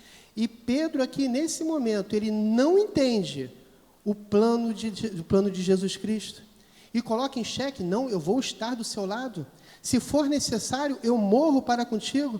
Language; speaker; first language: Portuguese; native; Portuguese